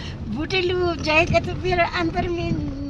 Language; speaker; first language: Hindi; non-native, local second language; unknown